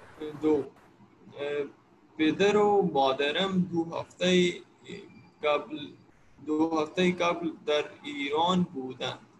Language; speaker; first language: Persian; non-native, learner; Urdu